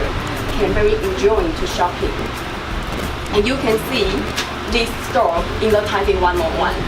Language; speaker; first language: English; non-native, learner; Chinese